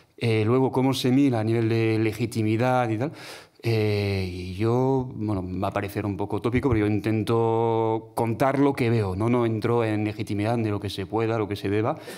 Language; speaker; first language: Spanish; non-native, fluent; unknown